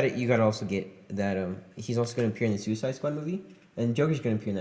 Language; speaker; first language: English; native; English